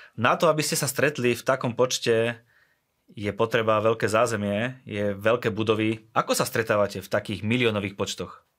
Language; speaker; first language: Slovak; native; Slovak